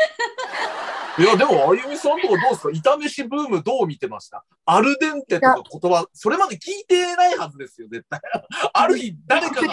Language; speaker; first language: Japanese; native; Japanese